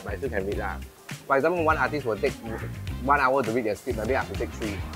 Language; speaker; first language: English; non-native, local second language; Tamil